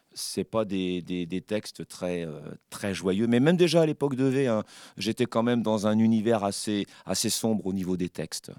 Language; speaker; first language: French; native; French